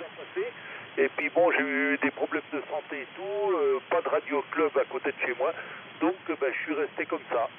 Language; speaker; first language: French; native; French